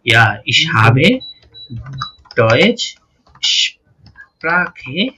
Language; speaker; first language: German; non-native, fluent; Bangla